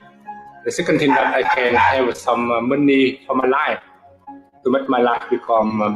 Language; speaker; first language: English; non-native, fluent; Vietnamese